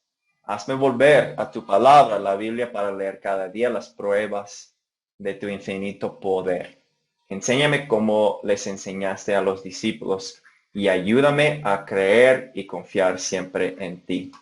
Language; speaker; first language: Spanish; non-native, fluent; English